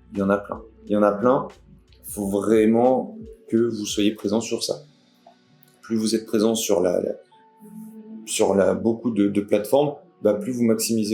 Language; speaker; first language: French; native; French